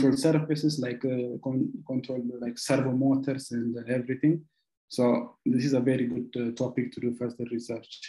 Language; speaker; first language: English; non-native, local second language; Amharic